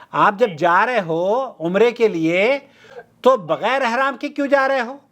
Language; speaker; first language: Urdu; native; Urdu